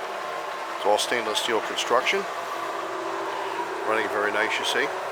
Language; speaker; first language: English; native; English